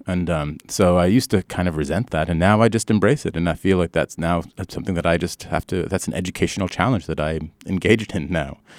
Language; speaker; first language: English; early bilingual, other home language; Arabic